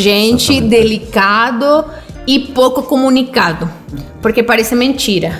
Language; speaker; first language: Portuguese; non-native, fluent; Spanish